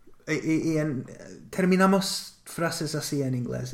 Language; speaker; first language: Spanish; non-native, fluent; English